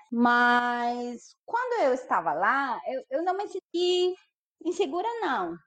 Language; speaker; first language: Portuguese; non-native, fluent; Spanish